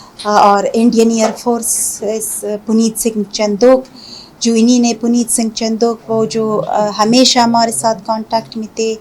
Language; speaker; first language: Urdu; non-native, fluent; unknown